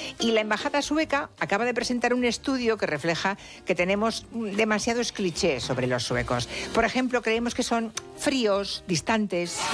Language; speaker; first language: Spanish; native; Spanish